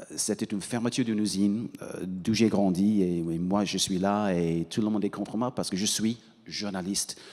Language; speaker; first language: French; non-native, fluent; English